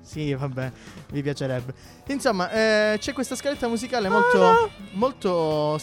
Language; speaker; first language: Italian; native; Italian